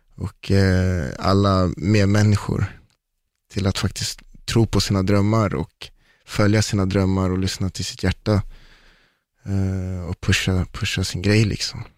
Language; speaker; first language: Swedish; early bilingual, other home language; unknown